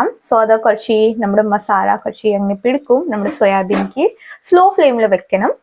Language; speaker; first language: Malayalam; non-native, fluent; Hindi